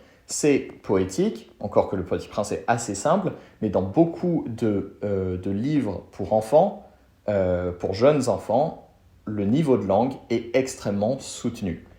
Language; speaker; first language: French; native; French